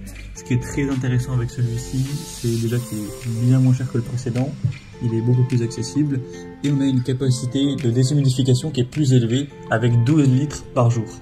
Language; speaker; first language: French; native; French